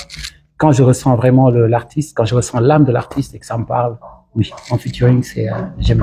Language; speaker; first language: French; non-native, local second language; Wolof